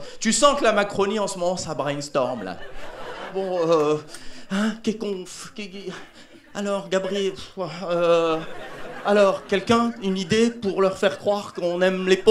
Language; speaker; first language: French; native; French